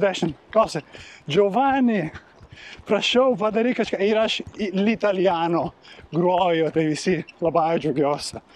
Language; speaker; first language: Lithuanian; non-native, learner; Italian